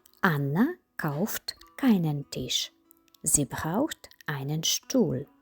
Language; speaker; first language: German; non-native, fluent; Ukrainian